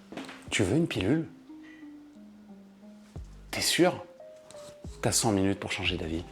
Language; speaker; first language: French; native; French